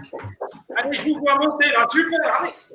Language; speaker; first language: French; native; French